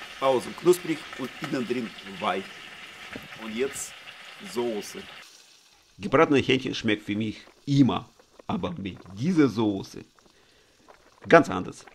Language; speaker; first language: German; non-native, learner; Russian